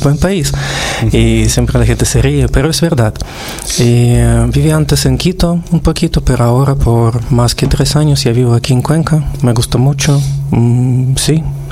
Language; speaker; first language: Spanish; non-native, fluent; Russian